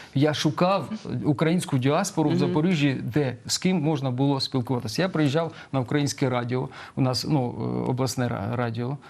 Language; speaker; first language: Ukrainian; non-native, local second language; Russian